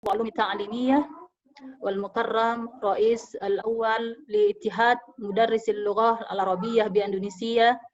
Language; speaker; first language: Arabic; non-native, fluent; Indonesian